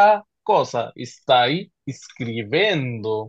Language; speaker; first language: Italian; non-native, fluent; Bangla